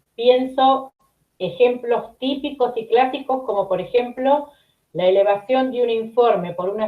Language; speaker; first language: Spanish; native; Spanish